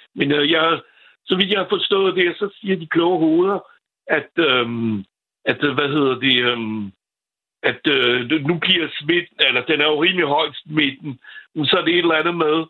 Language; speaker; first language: Danish; non-native, fluent; French